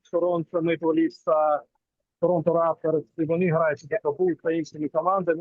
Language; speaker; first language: Ukrainian; non-native, local second language; Russian